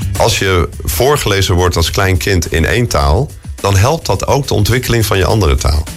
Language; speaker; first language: Dutch; native; Dutch